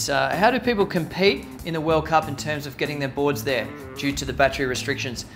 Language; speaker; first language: English; native; English